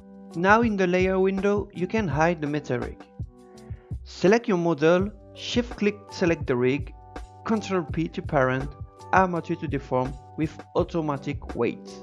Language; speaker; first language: English; non-native, fluent; French